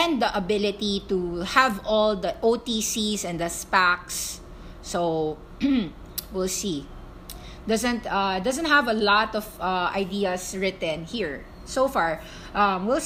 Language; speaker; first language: English; non-native, local second language; Filipino